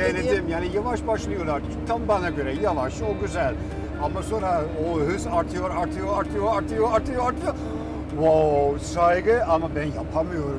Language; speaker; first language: Turkish; non-native, fluent; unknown